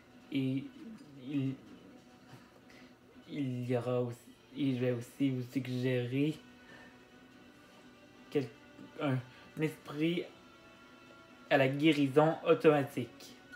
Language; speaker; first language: French; native; French